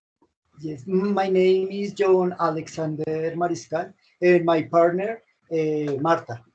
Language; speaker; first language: English; non-native, learner; Spanish